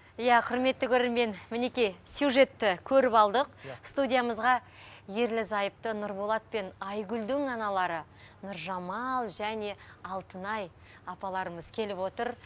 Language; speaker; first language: Kazakh; native; Kazakh